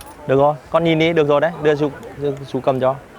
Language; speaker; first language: Vietnamese; native; Vietnamese